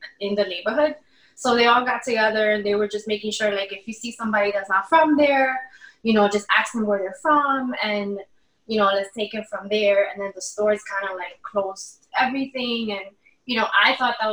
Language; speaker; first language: English; native; English